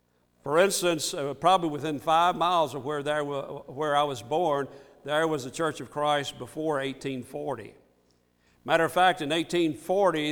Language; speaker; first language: English; native; English